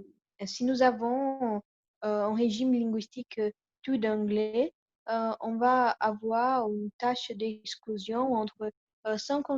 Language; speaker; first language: French; non-native, learner; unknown